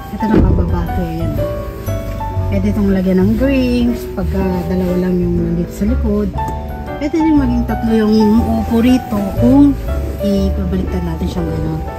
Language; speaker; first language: Filipino; native; Filipino